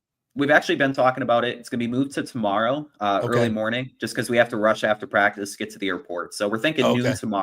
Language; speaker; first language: English; native; English